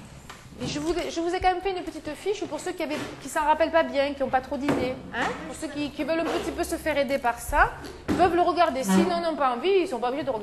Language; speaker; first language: French; native; French